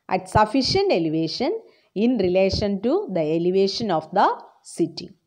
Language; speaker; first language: English; non-native, local second language; Malayalam